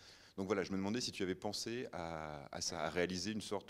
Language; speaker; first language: French; native; French